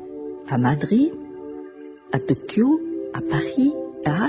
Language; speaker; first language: French; non-native, fluent; Vietnamese